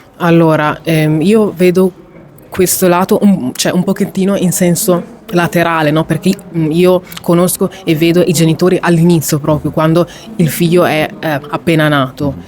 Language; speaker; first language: Italian; early bilingual, other home language; Wolof